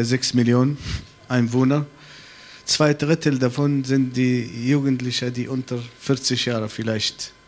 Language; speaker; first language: German; non-native, fluent; Arabic